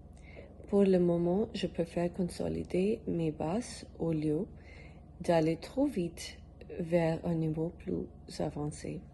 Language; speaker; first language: French; non-native, learner; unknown